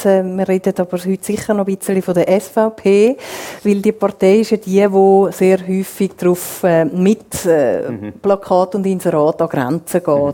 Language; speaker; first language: German; native; German